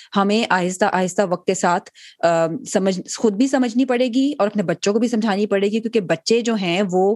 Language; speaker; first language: Urdu; native; Urdu